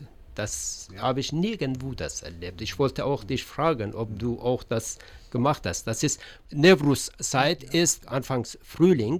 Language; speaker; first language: German; non-native, learner; Persian